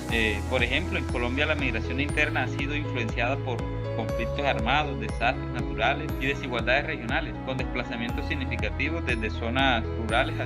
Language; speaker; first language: Spanish; native; Spanish